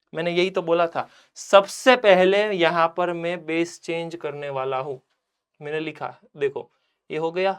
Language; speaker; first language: Hindi; non-native, local second language; Gujarati